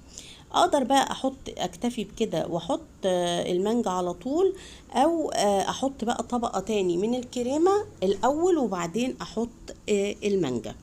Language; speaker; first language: Arabic; native; Arabic